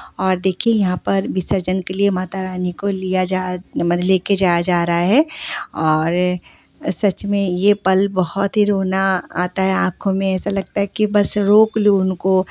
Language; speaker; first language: Hindi; non-native, local second language; Bangla